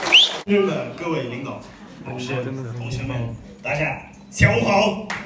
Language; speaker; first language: Chinese; non-native, fluent; Kyrgyz